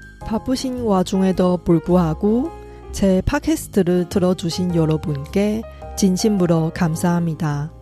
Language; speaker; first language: Korean; non-native, fluent; Chinese